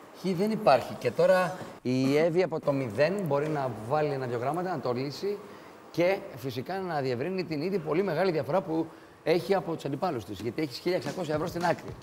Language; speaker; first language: Greek; native; Greek